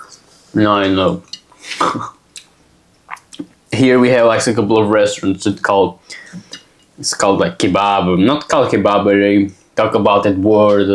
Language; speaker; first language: English; non-native, fluent; Portuguese